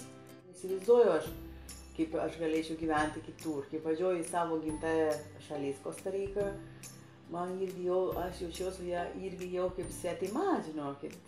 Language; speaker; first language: Lithuanian; non-native, fluent; Spanish